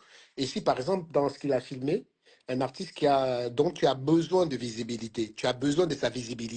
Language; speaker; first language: French; native; French